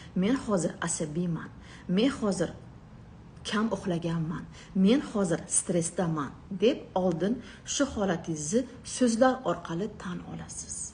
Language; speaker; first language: Uzbek; non-native, local second language; Russian